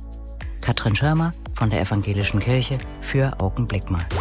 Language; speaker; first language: German; native; German